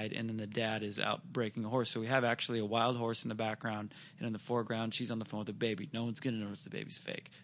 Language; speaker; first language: English; native; English